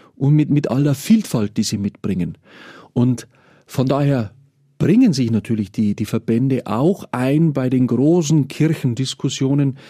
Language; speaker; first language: German; native; German